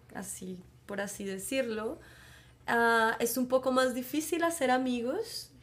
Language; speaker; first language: Spanish; native; Spanish